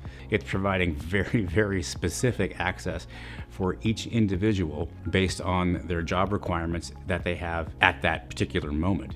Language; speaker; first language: English; native; English